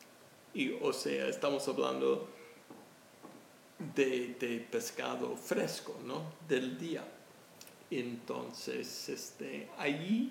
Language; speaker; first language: Spanish; non-native, fluent; English